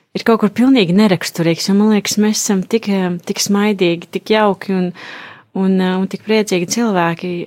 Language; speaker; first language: Latvian; native; Latvian